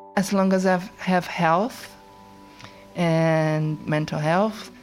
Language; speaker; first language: English; non-native, fluent; Portuguese